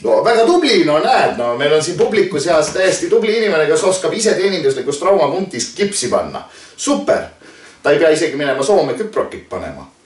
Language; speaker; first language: Estonian; native; Estonian